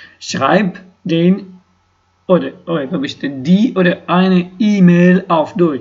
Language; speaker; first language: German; non-native, fluent; Ukrainian